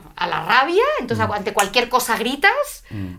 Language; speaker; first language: Spanish; native; Spanish